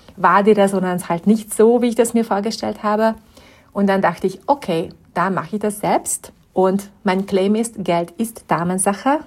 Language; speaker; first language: German; non-native, fluent; Hungarian